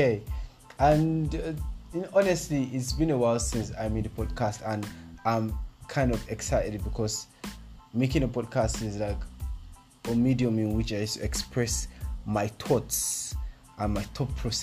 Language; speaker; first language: English; non-native, local second language; Yoruba